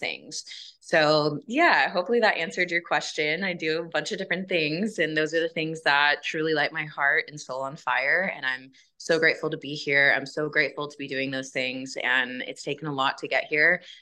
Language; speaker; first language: English; native; English